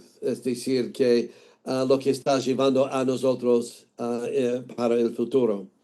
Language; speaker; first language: Spanish; non-native, fluent; English